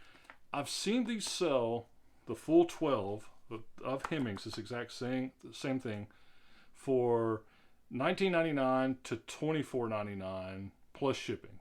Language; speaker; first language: English; native; English